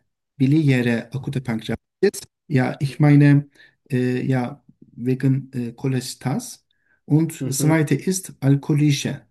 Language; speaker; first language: German; non-native, learner; Turkish